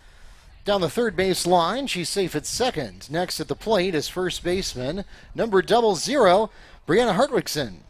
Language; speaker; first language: English; native; English